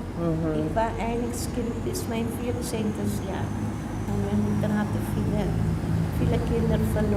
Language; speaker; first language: German; early bilingual, heritage; German